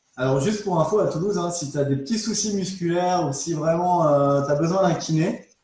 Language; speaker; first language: French; native; French